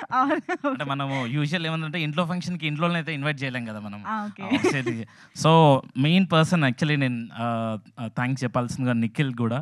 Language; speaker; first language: Telugu; native; Telugu